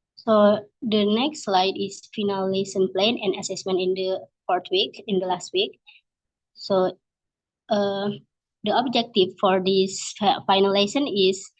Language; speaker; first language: English; non-native, learner; Indonesian